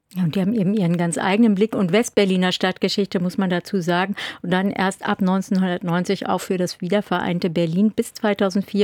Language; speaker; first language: German; native; German